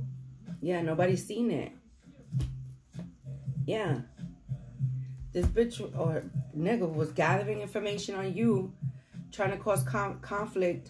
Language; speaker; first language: English; native; English